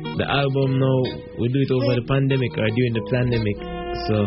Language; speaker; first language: English; non-native, local second language; Jamaican Creole English